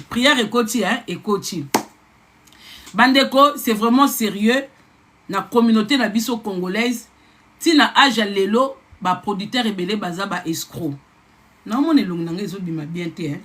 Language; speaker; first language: Lingala; non-native, local second language; Kongo